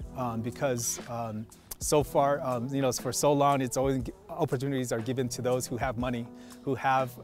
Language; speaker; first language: English; native; English